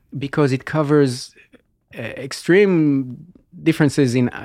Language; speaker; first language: English; non-native, fluent; Hebrew